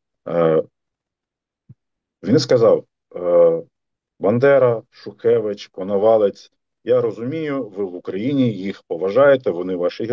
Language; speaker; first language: Ukrainian; native; Ukrainian